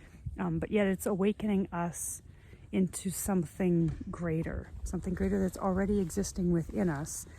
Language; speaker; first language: English; native; English